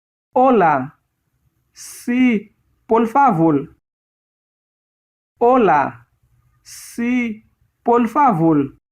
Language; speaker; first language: Spanish; non-native, learner; Haitian Creole